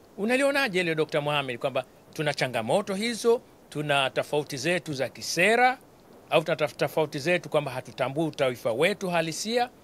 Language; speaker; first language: Swahili; native; Swahili